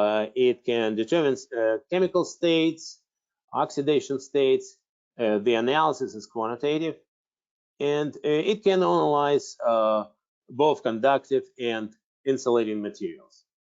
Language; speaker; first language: English; non-native, fluent; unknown